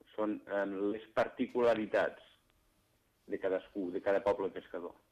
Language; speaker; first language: Catalan; native; Catalan